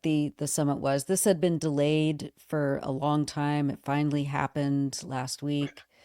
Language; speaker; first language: English; native; English